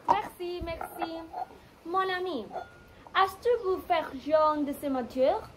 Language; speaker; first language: French; non-native, learner; Spanish